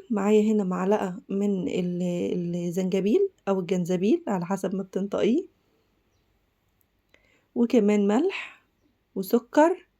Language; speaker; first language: Arabic; native; Arabic